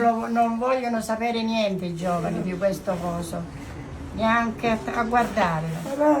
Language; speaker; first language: Italian; native; Italian